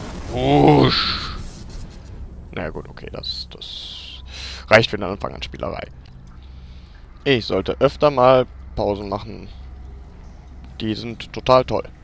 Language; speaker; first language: German; native; German